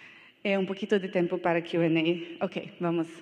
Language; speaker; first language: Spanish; non-native, learner; Portuguese